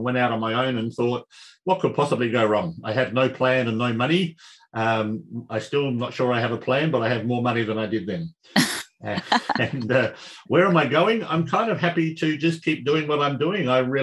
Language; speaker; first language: English; native; English